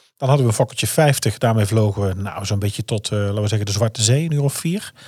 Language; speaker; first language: Dutch; native; Dutch